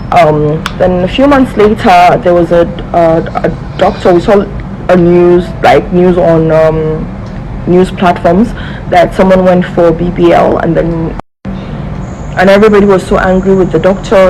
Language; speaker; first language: English; non-native, local second language; Hausa